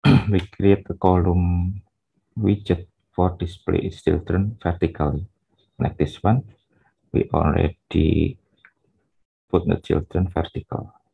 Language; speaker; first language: English; non-native, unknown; Indonesian